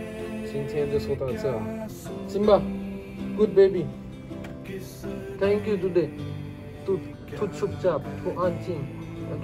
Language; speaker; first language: Chinese; non-native, fluent; Hindi